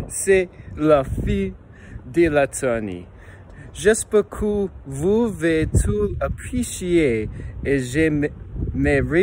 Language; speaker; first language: French; non-native, learner; English